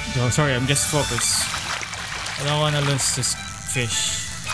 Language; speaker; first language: English; non-native, local second language; Filipino